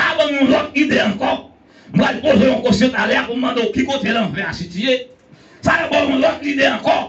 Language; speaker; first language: French; non-native, learner; Haitian Creole